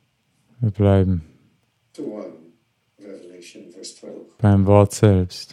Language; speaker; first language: German; non-native, fluent; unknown